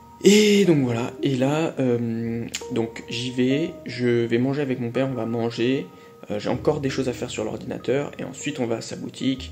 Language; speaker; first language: French; native; French